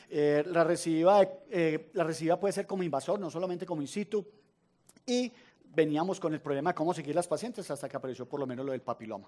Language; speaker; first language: Spanish; native; Spanish